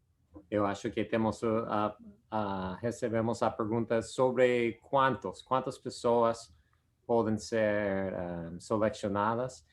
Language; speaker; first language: Portuguese; non-native, fluent; English